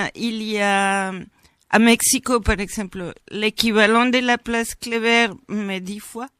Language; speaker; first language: French; non-native, fluent; Spanish